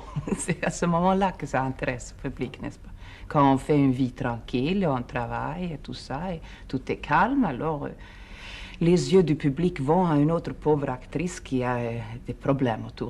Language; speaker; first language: French; non-native, fluent; Swedish